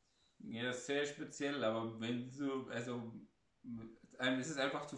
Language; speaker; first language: German; non-native, fluent; Arabic